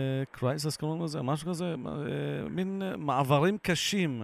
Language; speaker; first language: Hebrew; native; Hebrew